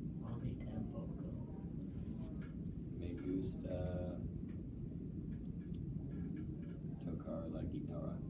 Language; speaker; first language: Spanish; non-native, learner; English